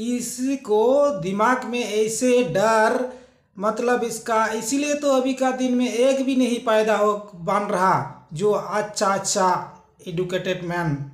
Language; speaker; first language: Hindi; non-native, local second language; Santali